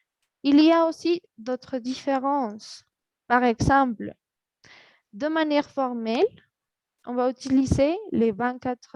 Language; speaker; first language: French; non-native, fluent; Spanish